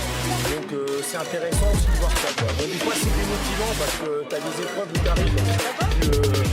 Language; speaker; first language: French; native; French